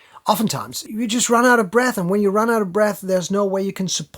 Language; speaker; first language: English; non-native, fluent; German